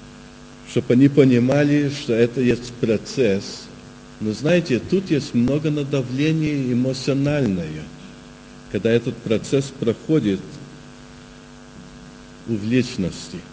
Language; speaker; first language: Russian; early bilingual, heritage; Russian